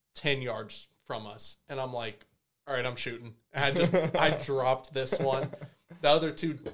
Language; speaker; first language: English; native; English